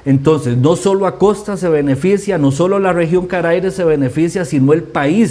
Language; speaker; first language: Spanish; native; Spanish